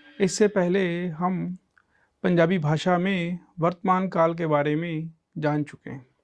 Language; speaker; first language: Hindi; non-native, local second language; Punjabi